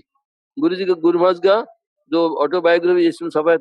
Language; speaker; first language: Hindi; non-native, local second language; Bangla